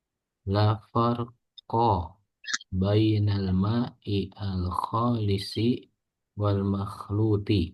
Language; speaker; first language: Arabic; non-native, fluent; Indonesian